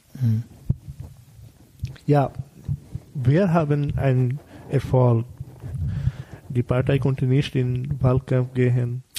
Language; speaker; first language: German; non-native, learner; Bangla